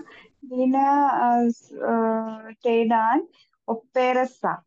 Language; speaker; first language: Finnish; non-native, learner; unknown